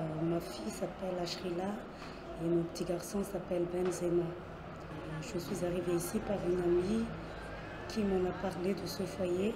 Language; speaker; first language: French; non-native, local second language; Malagasy